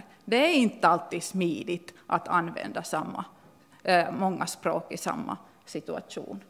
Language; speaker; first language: Swedish; non-native, local second language; Finnish